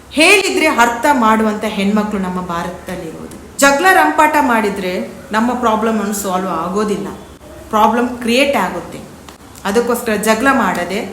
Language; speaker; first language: Kannada; native; Kannada